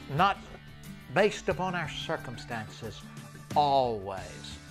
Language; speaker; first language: English; native; English